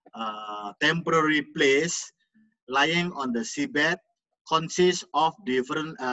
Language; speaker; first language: English; non-native, fluent; Indonesian